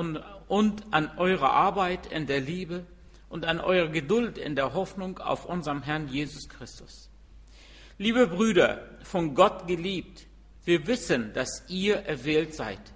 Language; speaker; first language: German; non-native, fluent; Arabic